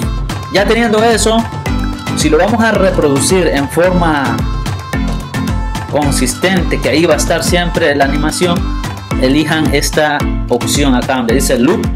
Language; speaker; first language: Spanish; native; Spanish